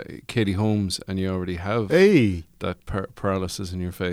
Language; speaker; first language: English; native; English